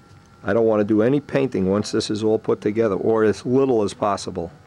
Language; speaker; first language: English; native; English